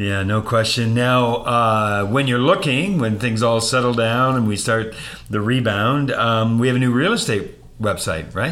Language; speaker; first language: English; native; English